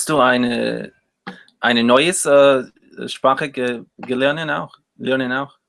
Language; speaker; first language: German; non-native, learner; Spanish